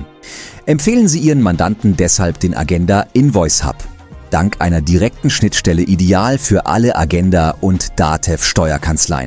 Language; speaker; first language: German; native; German